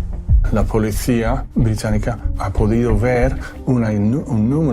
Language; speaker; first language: Spanish; non-native, fluent; English